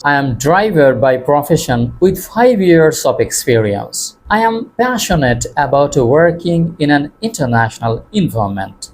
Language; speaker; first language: English; non-native, local second language; Bangla